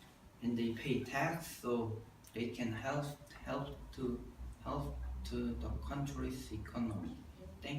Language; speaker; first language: English; non-native, learner; Korean